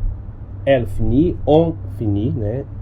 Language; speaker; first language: French; non-native, learner; Portuguese